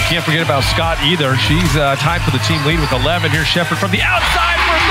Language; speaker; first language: English; native; English